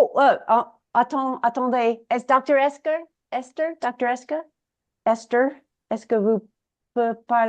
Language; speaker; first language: French; non-native, learner; English